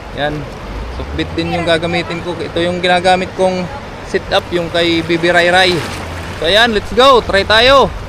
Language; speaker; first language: Filipino; non-native, local second language; Waray